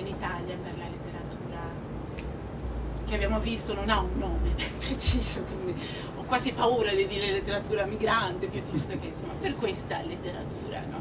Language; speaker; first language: Italian; non-native, fluent; Spanish